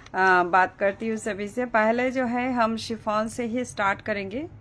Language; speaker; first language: Hindi; non-native, local second language; Bangla